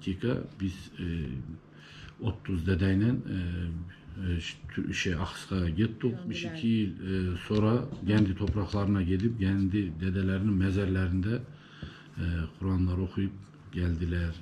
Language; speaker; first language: Turkish; early bilingual, heritage; Turkish